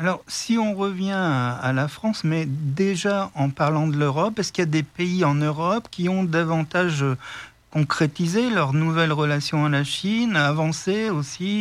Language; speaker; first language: French; native; French